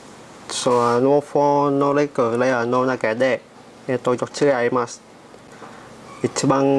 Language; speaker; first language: Japanese; non-native, learner; Vietnamese